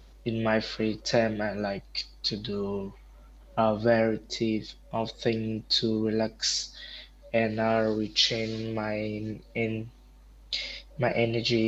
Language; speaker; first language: English; non-native, learner; Vietnamese